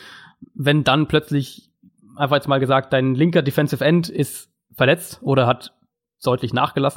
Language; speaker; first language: German; native; German